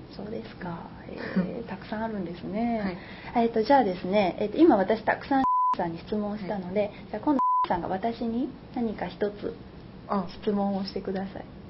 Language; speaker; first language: Japanese; native; Japanese